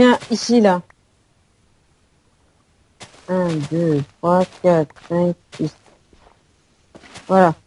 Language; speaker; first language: French; native; French